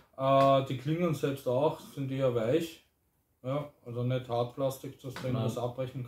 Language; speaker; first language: German; native; German